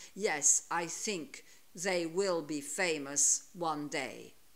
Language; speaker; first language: English; non-native, fluent; Italian